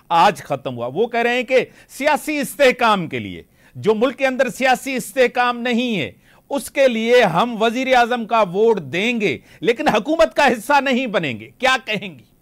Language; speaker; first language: Urdu; non-native, local second language; Sindhi